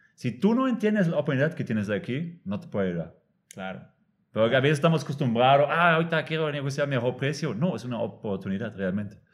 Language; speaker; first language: Spanish; non-native, fluent; German